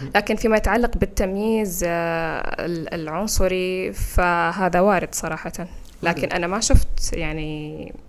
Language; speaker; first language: Arabic; non-native, local second language; Fula